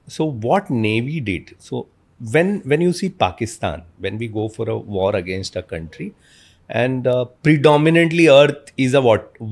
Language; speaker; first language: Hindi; non-native, local second language; Malayalam